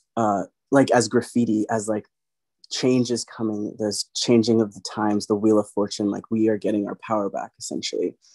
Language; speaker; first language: English; native; English